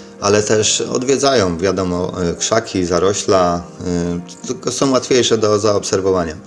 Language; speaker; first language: Polish; native; Polish